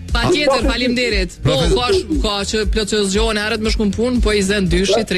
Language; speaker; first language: Albanian; native; Albanian